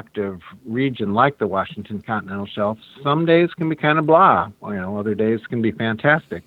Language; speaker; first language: English; native; English